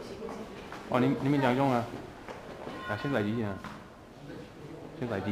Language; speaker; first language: Chinese; non-native, fluent; English